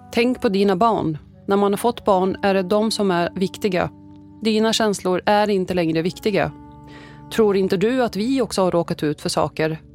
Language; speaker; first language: Swedish; early bilingual, other home language; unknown